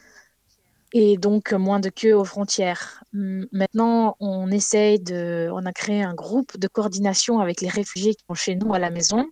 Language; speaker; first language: French; non-native, fluent; Ukrainian